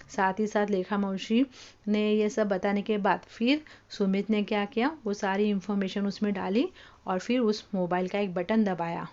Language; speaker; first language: Hindi; non-native, local second language; Marathi